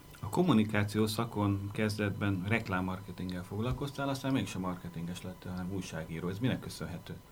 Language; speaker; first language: Hungarian; native; Hungarian